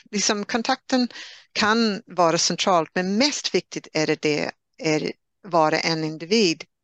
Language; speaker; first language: Swedish; non-native, fluent; English